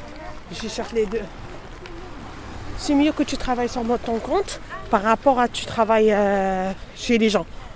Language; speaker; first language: French; non-native, learner; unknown